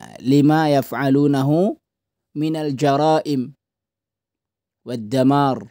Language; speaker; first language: Arabic; non-native, fluent; Indonesian